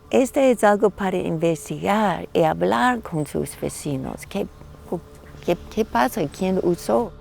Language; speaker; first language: Spanish; non-native, learner; English